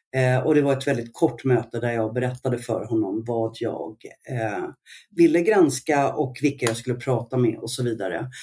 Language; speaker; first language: Swedish; early bilingual, other home language; Arabic